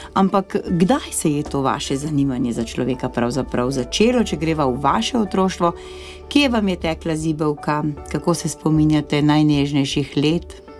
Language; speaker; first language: Slovenian; native; Slovenian